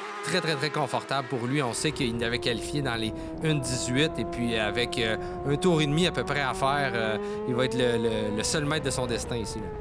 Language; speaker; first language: French; native; French